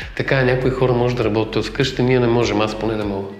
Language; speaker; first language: Bulgarian; native; Bulgarian